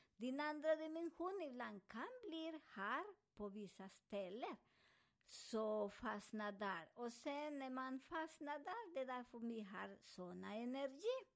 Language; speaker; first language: Swedish; non-native, fluent; Spanish